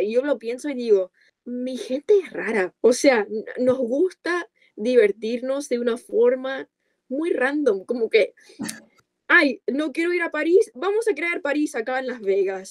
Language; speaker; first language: Spanish; non-native, fluent; English